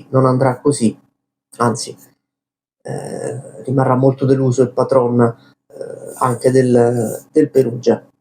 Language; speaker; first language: Italian; native; Italian